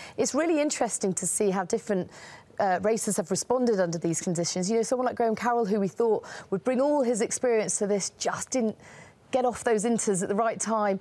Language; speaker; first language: English; native; English